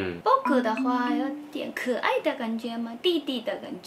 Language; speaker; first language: Chinese; non-native, learner; Japanese